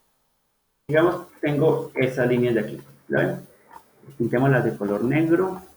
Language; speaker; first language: Spanish; native; Spanish